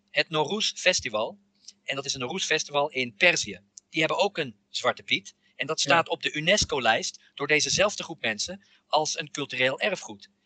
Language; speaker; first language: Dutch; non-native, fluent; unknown